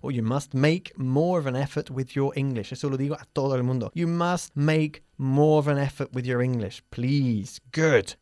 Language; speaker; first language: English; native; English